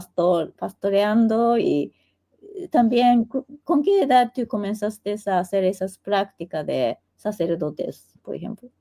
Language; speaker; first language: Spanish; non-native, fluent; Japanese